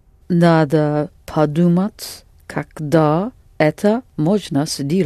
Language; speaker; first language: Russian; non-native, learner; English